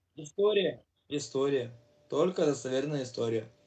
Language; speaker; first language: Russian; native; Russian